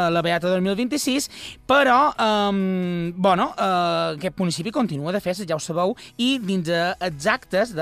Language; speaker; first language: Catalan; native; Catalan